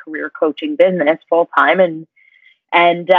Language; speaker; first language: English; native; English